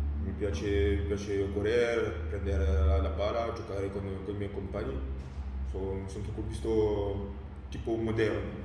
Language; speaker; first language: Italian; non-native, learner; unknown